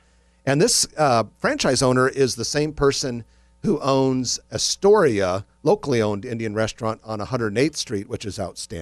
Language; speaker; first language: English; native; English